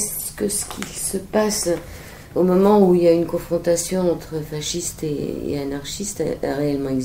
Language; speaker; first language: French; native; French